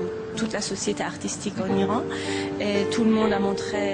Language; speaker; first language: French; non-native, fluent; Persian